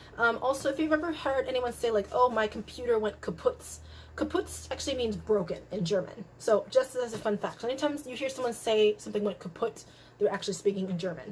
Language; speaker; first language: English; native; English